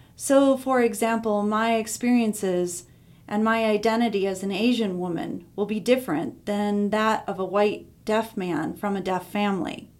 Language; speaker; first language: English; native; English